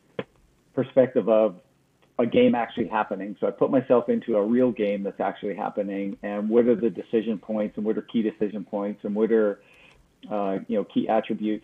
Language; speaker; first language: English; native; English